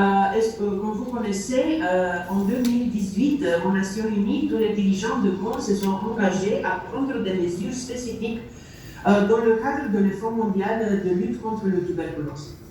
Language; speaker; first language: French; non-native, learner; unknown